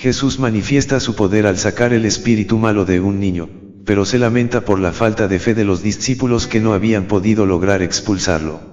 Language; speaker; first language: Spanish; native; Spanish